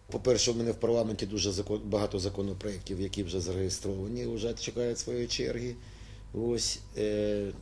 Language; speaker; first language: Ukrainian; native; Ukrainian